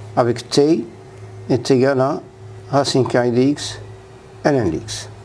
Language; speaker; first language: French; non-native, local second language; Arabic